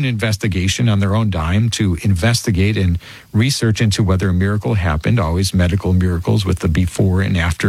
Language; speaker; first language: English; native; English